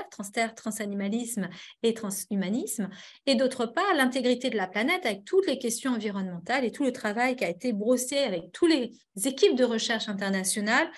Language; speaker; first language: French; native; French